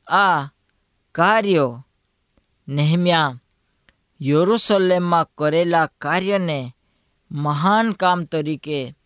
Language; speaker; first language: Gujarati; non-native, local second language; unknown